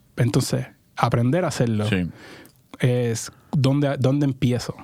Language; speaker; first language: Spanish; native; Spanish